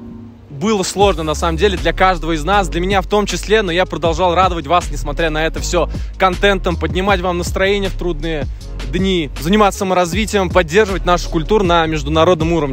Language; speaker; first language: Russian; native; Russian